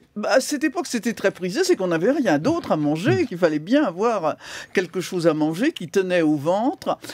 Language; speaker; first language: French; native; French